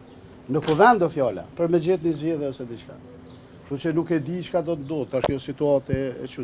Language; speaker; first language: Albanian; native; Albanian